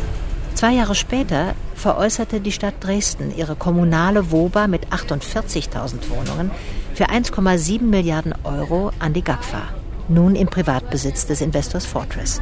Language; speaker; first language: German; native; German